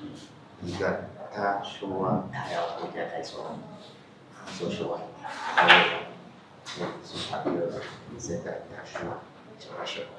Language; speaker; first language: Chinese; non-native, learner; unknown